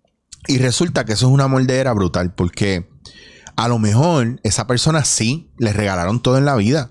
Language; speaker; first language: Spanish; native; Spanish